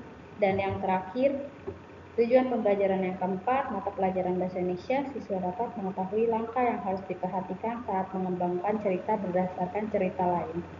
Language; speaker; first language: Indonesian; native; Indonesian